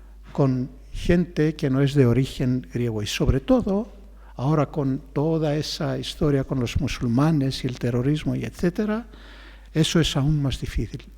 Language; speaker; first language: Spanish; non-native, fluent; Greek